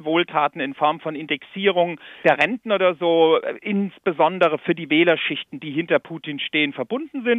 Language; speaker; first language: German; native; German